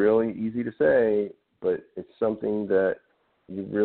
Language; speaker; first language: English; native; English